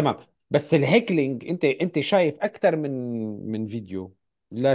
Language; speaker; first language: Arabic; native; Arabic